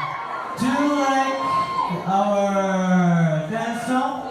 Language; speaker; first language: English; non-native, learner; Korean